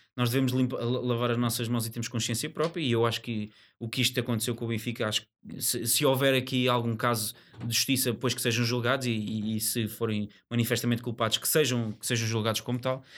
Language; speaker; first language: Portuguese; native; Portuguese